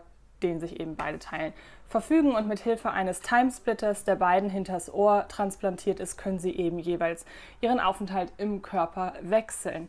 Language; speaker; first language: German; native; German